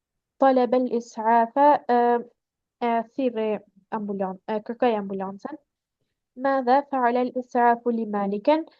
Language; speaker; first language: Arabic; non-native, learner; Albanian